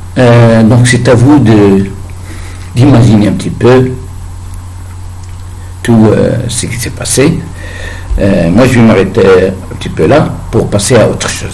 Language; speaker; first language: French; non-native, fluent; Arabic